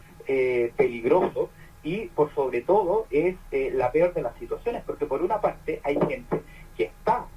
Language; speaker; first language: Spanish; native; Spanish